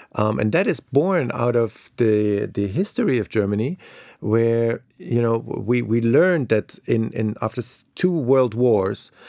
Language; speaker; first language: English; non-native, fluent; German